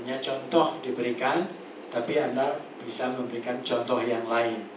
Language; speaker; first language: Malay; non-native, local second language; Balinese